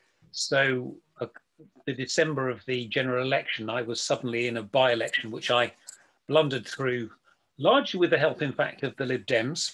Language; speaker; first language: English; native; English